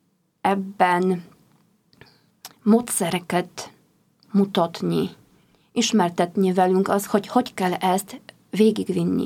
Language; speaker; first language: Hungarian; non-native, fluent; Polish